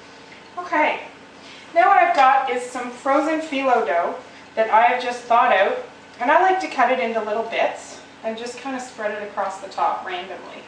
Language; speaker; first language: English; native; English